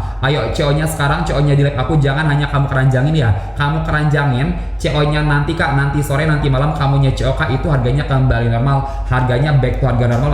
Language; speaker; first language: Indonesian; native; Indonesian